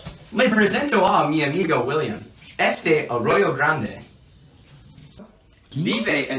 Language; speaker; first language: Spanish; non-native, learner; English